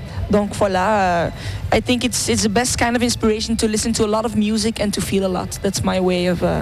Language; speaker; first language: English; non-native, fluent; Dutch